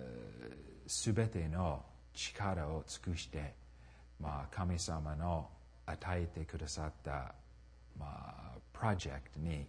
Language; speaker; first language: Japanese; non-native, fluent; English